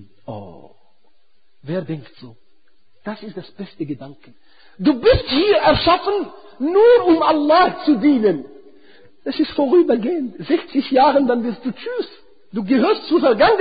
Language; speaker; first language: German; non-native, fluent; Arabic